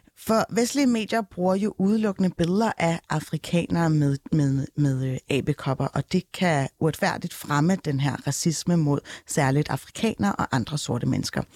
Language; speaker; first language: Danish; early bilingual, other home language; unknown